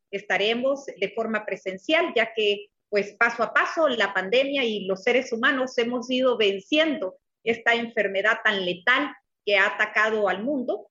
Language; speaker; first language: Spanish; native; Spanish